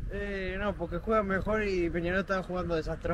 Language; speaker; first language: Spanish; native; Spanish